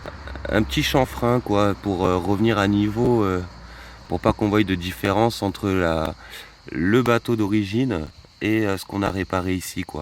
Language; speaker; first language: French; native; French